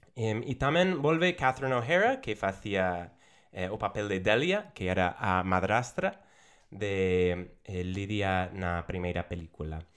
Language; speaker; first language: Galician; non-native, local second language; Spanish